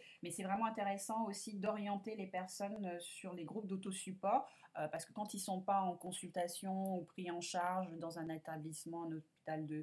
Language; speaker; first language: French; native; French